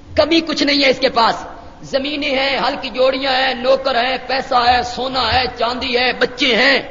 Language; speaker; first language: Urdu; non-native, local second language; Punjabi